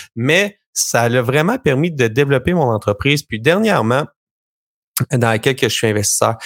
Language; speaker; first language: French; native; French